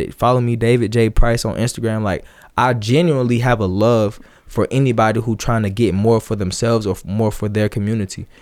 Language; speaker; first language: English; native; English